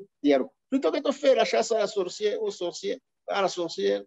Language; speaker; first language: French; non-native, local second language; Rundi